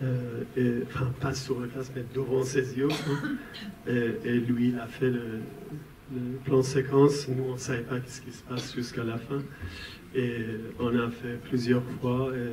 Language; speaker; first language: French; non-native, fluent; Persian